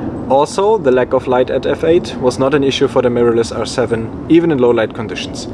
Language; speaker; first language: English; non-native, fluent; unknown